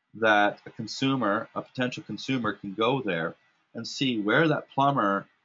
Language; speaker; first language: English; native; English